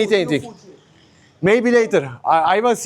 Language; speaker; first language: English; non-native, learner; Turkish